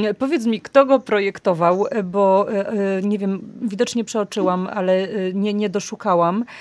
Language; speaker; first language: Polish; native; Polish